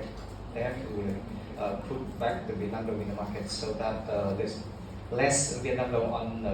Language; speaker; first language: English; non-native, learner; Vietnamese